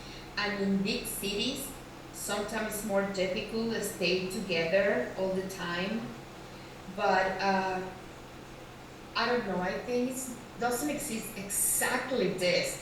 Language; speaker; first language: English; non-native, learner; Spanish